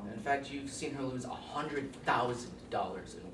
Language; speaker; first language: English; native; English